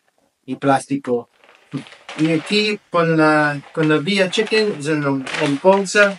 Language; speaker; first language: Spanish; non-native, learner; English